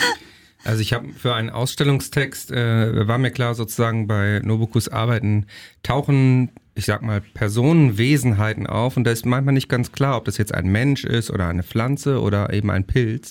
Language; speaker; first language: German; native; German